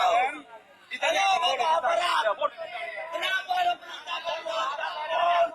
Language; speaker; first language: Indonesian; native; Indonesian